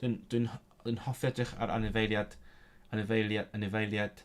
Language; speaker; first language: Welsh; non-native, learner; Cantonese